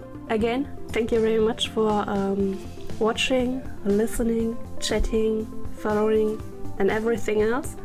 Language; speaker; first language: English; non-native, learner; German